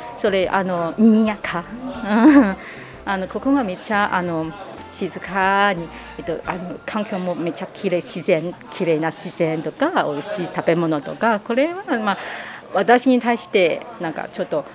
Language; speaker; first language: Japanese; non-native, learner; Chinese